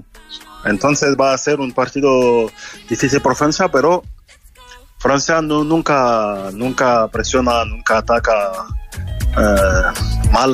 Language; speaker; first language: Spanish; non-native, fluent; French